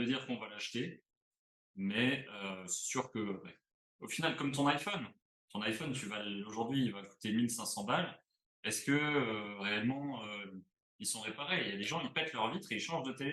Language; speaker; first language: French; native; French